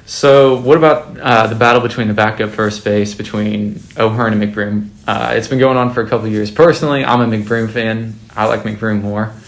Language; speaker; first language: English; native; English